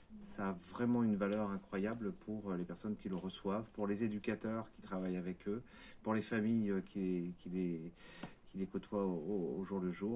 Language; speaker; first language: French; native; French